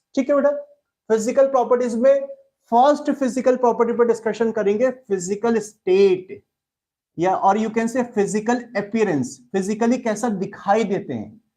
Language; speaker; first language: Hindi; native; Hindi